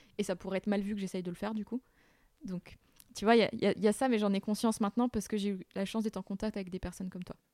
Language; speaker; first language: French; non-native, local second language; Réunion Creole French